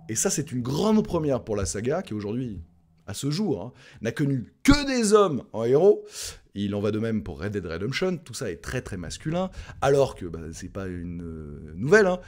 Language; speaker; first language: French; native; French